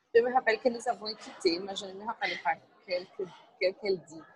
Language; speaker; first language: French; non-native, learner; Portuguese